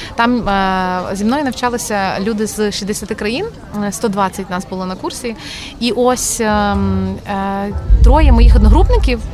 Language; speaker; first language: Ukrainian; native; Ukrainian